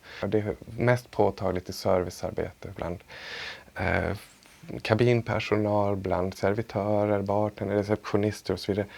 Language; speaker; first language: Swedish; native; Swedish